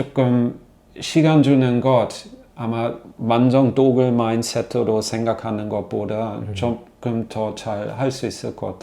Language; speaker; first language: Korean; non-native, learner; German